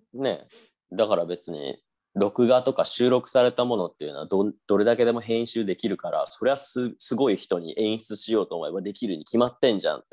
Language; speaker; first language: Japanese; native; Japanese